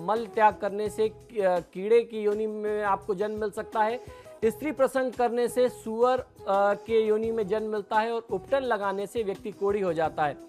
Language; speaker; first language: Hindi; native; Hindi